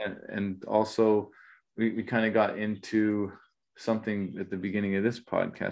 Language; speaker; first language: English; native; English